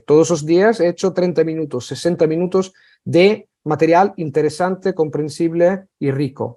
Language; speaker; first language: Spanish; non-native, fluent; Italian